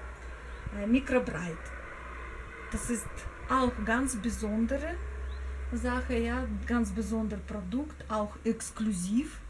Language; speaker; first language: German; non-native, learner; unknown